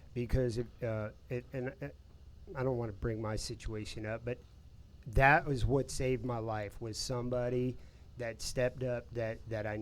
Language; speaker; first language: English; native; English